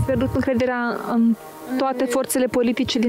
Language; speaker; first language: Romanian; native; Romanian